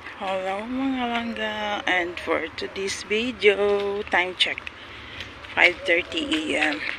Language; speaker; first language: Filipino; non-native, local second language; Hiligaynon